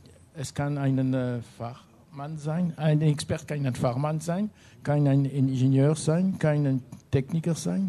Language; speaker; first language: German; non-native, learner; French